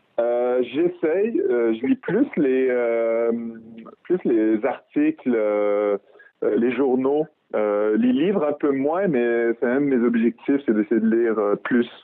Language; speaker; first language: French; early bilingual, other home language; Arabic